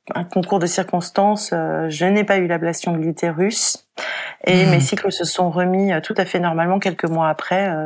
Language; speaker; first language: French; native; French